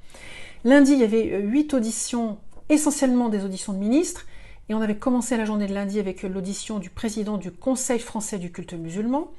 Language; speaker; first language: French; native; French